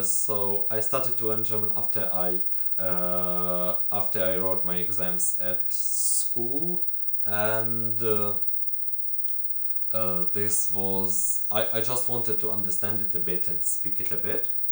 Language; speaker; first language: English; non-native, fluent; Ukrainian